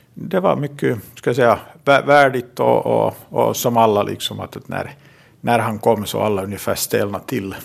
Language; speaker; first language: Swedish; native; Swedish